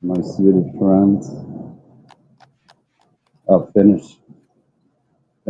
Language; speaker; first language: English; non-native, learner; Dutch